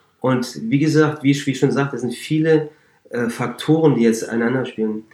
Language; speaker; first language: German; early bilingual, other home language; Turkish